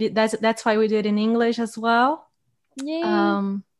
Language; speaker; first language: English; non-native, fluent; Portuguese